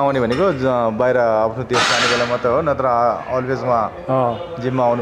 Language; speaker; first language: Nepali; native; Nepali